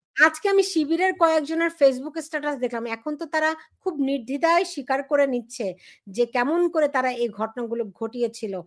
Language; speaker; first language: Bangla; native; Bangla